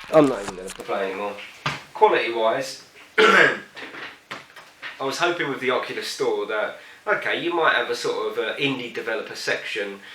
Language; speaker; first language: English; native; English